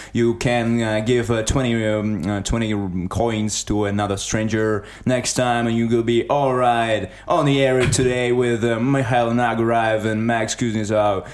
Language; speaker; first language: English; non-native, learner; Russian